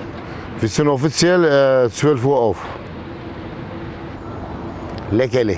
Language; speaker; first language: German; non-native, local second language; Turkish